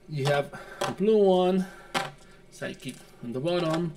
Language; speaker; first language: English; non-native, learner; Spanish